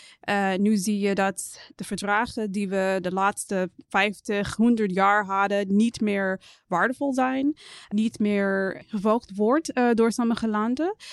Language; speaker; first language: Dutch; non-native, fluent; English